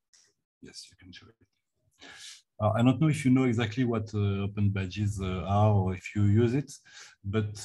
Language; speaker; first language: English; non-native, learner; French